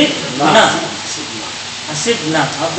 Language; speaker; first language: Hindi; native; Hindi